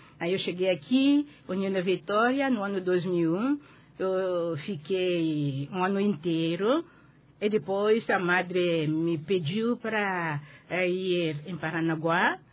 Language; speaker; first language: Portuguese; non-native, fluent; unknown